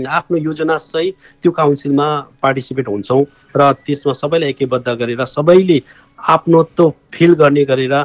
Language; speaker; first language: Nepali; non-native, local second language; Eastern Tamang